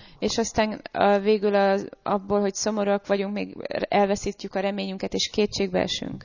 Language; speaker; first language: Hungarian; native; Hungarian